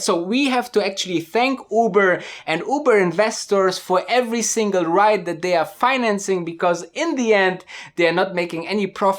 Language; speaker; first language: English; non-native, fluent; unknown